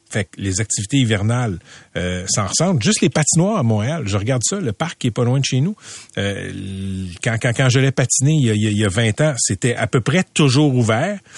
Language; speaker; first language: French; native; French